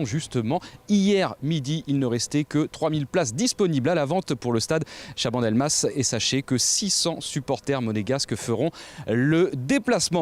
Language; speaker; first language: French; native; French